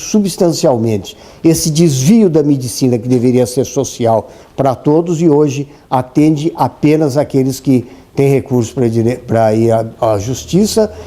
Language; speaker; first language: Portuguese; native; Portuguese